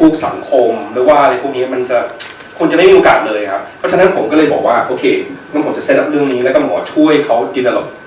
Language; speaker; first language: Thai; early bilingual, heritage; Thai